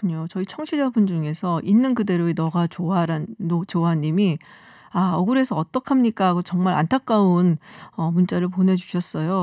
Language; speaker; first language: Korean; native; Korean